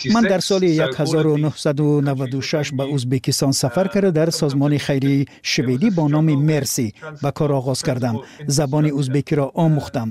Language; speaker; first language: Persian; non-native, fluent; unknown